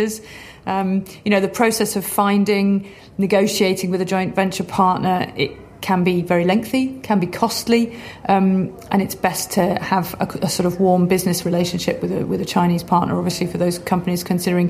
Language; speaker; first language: English; native; English